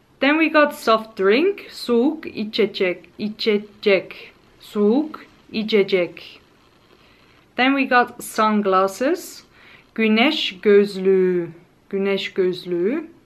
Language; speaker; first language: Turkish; non-native, learner; Dutch